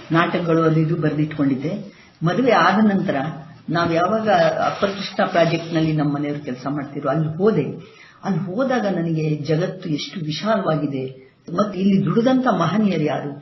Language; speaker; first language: Kannada; non-native, local second language; Lambadi